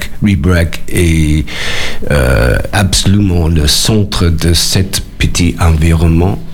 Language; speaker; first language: French; non-native, learner; English